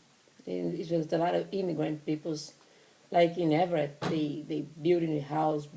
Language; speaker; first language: English; non-native, learner; Portuguese